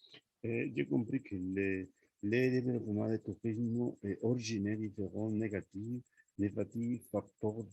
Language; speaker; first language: French; non-native, learner; Spanish